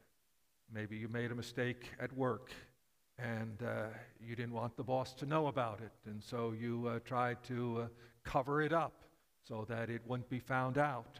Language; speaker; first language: English; native; English